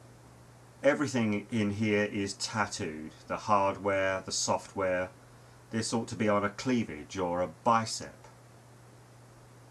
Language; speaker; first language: English; native; English